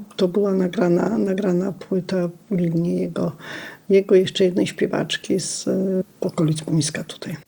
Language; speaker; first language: Polish; non-native, local second language; Lithuanian